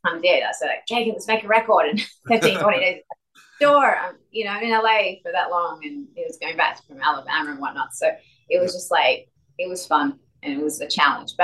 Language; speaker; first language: English; native; English